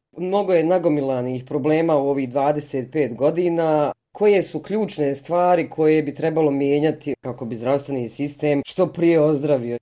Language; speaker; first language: Bosnian; native; Bosnian